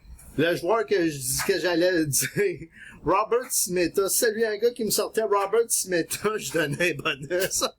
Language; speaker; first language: French; native; French